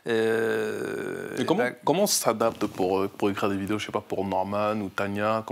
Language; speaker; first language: French; native; French